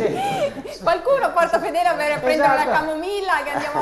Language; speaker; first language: Italian; native; Italian